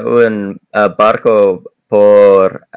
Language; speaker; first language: Spanish; non-native, learner; English